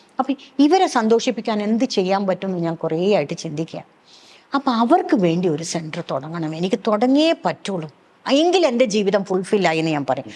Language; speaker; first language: Malayalam; native; Malayalam